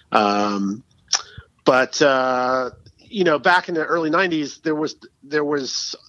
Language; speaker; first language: English; native; English